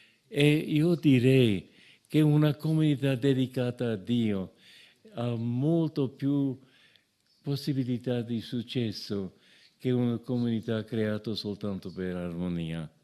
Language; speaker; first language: Italian; non-native, fluent; English